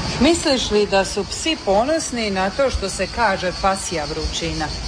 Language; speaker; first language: Serbian; native; Serbian